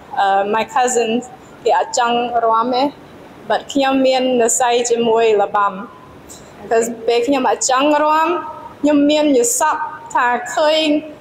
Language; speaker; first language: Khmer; early bilingual, heritage; Khmer